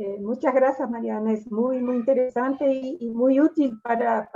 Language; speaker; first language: Spanish; non-native, fluent; Portuguese